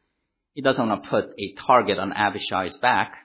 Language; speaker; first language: English; native; English